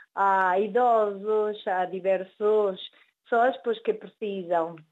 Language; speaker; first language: Portuguese; early bilingual, heritage; Spanish